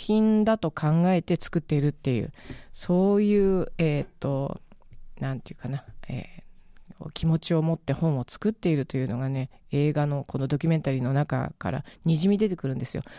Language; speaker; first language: Japanese; native; Japanese